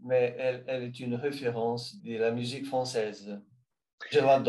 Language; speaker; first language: French; non-native, learner; Portuguese